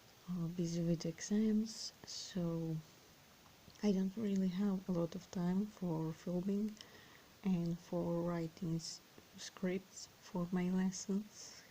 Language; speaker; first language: English; non-native, fluent; Serbian